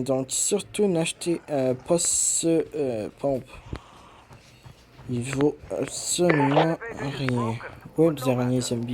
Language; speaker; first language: French; native; French